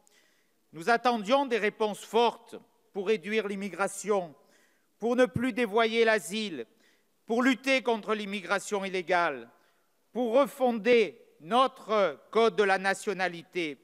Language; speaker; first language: French; native; French